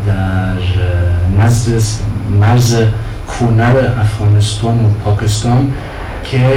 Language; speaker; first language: Persian; non-native, fluent; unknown